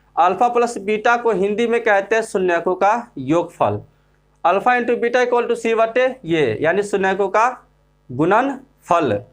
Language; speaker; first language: Hindi; native; Hindi